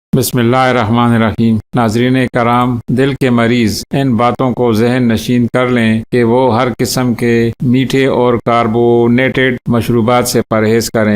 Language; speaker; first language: Urdu; native; Urdu